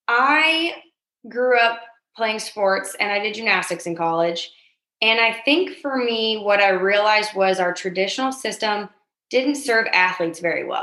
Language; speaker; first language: English; native; English